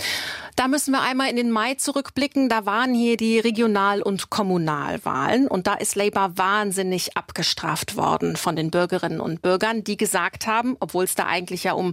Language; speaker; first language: German; native; German